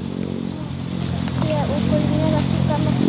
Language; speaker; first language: Indonesian; non-native, learner; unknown